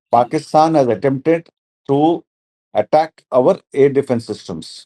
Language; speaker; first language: English; non-native, local second language; Telugu